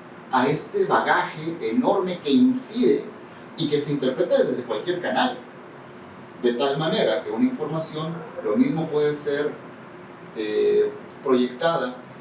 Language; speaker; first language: Spanish; native; Spanish